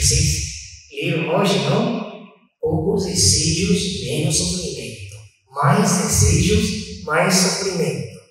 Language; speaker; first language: Portuguese; non-native, fluent; Chinese